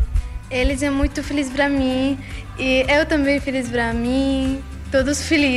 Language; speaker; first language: Portuguese; non-native, learner; Arabic